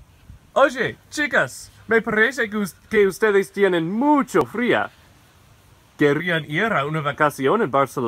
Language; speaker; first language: Spanish; non-native, learner; English